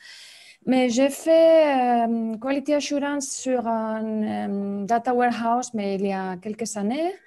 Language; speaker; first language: French; non-native, fluent; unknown